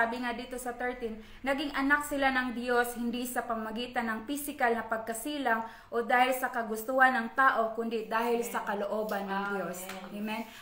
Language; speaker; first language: Filipino; non-native, local second language; Cebuano